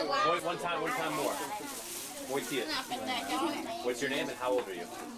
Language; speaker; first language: English; non-native, learner; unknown